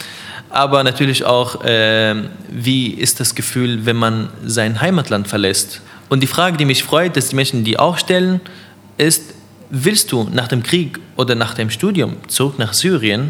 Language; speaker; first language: German; non-native, fluent; Arabic